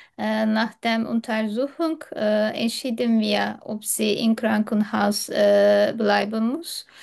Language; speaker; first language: German; non-native, learner; Turkish